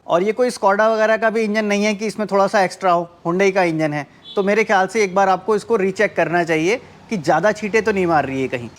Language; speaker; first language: Hindi; native; Hindi